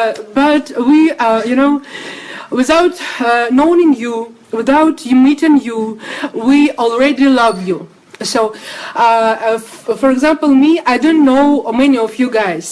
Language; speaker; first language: English; non-native, learner; Russian